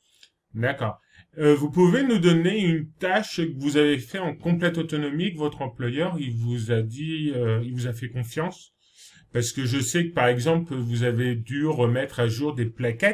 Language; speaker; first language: French; native; French